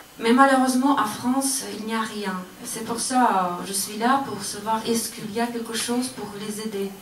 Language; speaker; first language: French; non-native, learner; Russian